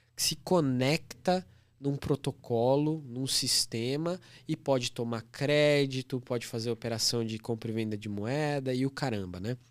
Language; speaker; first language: Portuguese; native; Portuguese